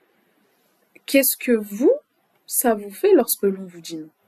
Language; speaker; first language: French; native; French